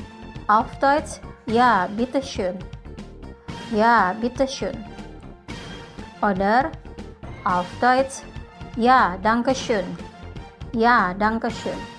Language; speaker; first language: German; non-native, fluent; Indonesian